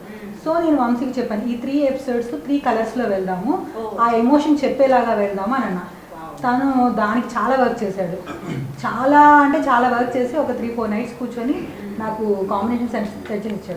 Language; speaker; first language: Telugu; native; Telugu